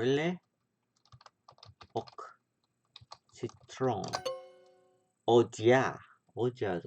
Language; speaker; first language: Swedish; non-native, learner; English